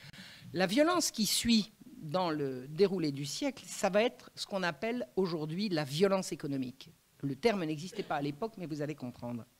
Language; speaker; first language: French; native; French